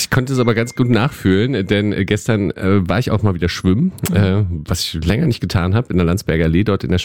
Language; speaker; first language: German; native; German